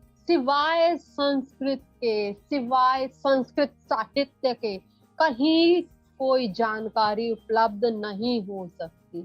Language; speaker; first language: Hindi; native; Hindi